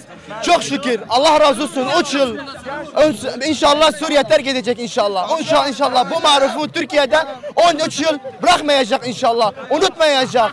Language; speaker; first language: Turkish; non-native, learner; Arabic